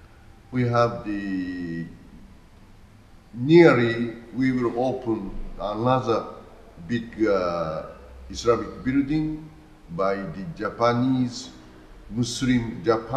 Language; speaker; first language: English; non-native, learner; Japanese